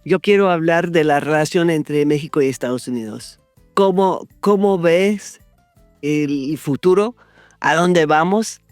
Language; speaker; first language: Spanish; non-native, fluent; English